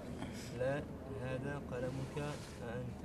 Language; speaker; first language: Arabic; non-native, learner; French